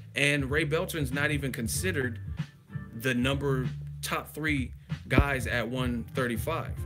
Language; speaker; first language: English; native; English